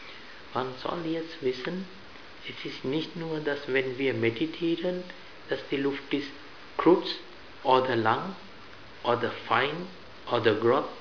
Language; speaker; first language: German; non-native, fluent; Sinhala